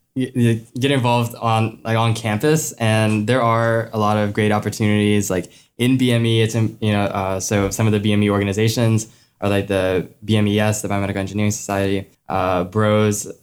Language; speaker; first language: English; native; English